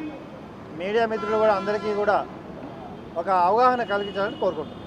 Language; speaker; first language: Telugu; native; Telugu